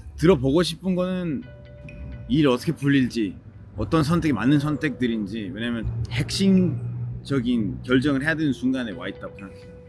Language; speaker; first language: Korean; non-native, fluent; Spanish